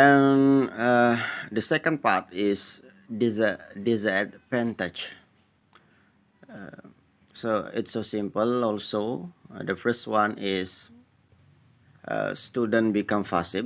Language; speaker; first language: English; non-native, learner; Indonesian